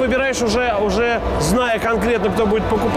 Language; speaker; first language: Russian; native; Russian